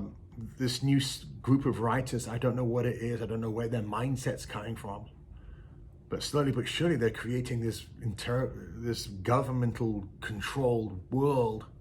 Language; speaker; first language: English; native; English